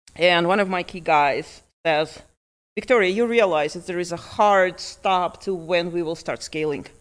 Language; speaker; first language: English; early bilingual, other home language; Russian